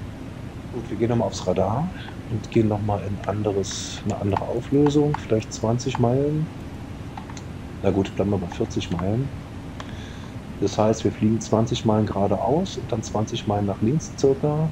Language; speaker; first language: German; native; German